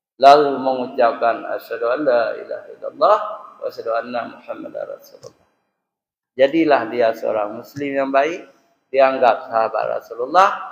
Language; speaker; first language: Malay; non-native, local second language; Achinese